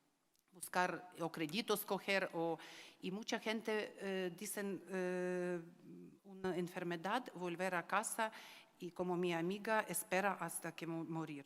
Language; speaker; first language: Spanish; non-native, learner; Ukrainian